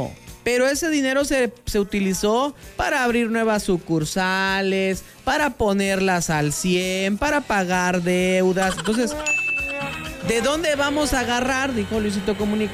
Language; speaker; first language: Spanish; native; Spanish